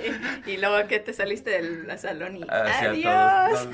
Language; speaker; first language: Spanish; native; Spanish